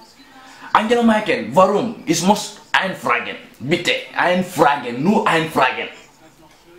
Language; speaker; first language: German; non-native, learner; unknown